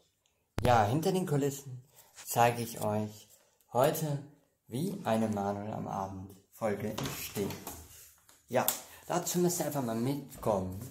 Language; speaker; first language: German; native; German